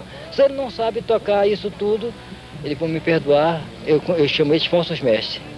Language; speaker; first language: Portuguese; native; Portuguese